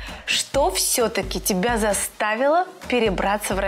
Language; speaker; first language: Russian; native; Russian